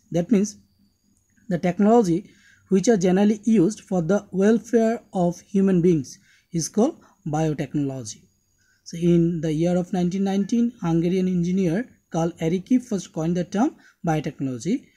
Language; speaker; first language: English; non-native, local second language; Bangla